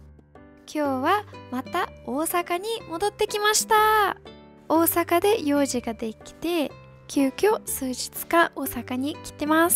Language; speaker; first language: Japanese; non-native, fluent; English